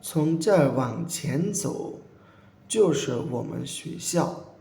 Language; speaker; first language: Chinese; non-native, fluent; Urdu